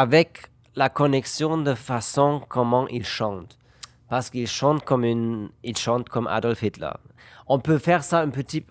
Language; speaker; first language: French; non-native, fluent; German